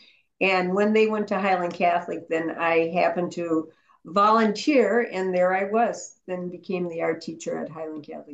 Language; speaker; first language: English; native; English